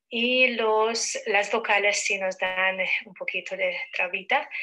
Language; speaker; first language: Spanish; non-native, fluent; Hungarian